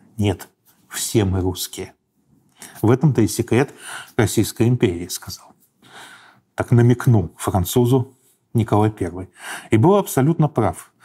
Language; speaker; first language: Russian; native; Russian